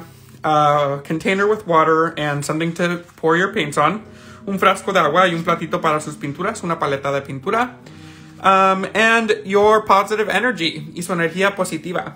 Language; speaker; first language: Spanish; early bilingual, heritage; Spanish